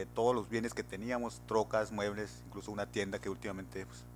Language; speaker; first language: Spanish; native; Spanish